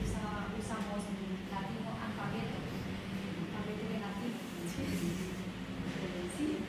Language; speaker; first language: Spanish; non-native, learner; Vietnamese